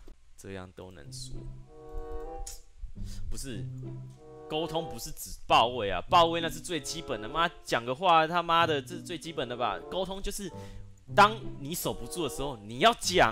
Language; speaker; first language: Chinese; native; Chinese